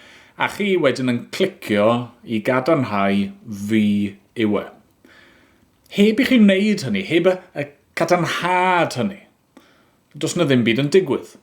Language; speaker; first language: Welsh; native; Welsh